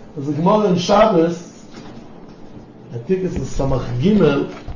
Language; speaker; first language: English; non-native, fluent; Hebrew